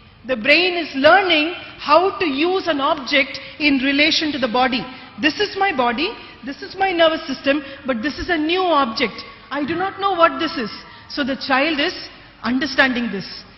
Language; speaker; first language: English; non-native, local second language; Tamil